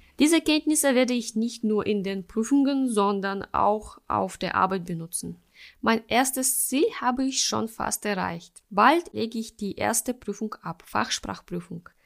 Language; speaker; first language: German; non-native, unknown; Russian